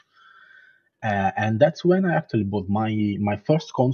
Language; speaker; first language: English; non-native, fluent; Italian